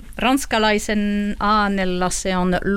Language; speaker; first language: Finnish; non-native, learner; French